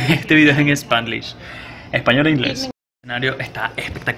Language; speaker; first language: Spanish; native; Spanish